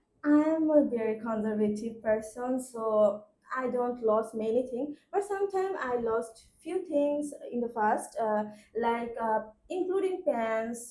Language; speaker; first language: English; non-native, learner; Bangla